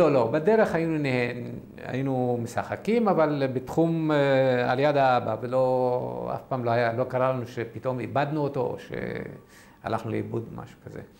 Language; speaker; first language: Hebrew; non-native, fluent; Arabic